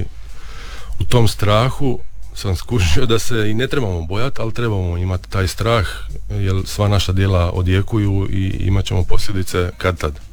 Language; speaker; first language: Serbian; native; Serbian